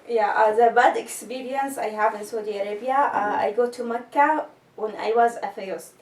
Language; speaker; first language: English; non-native, learner; Arabic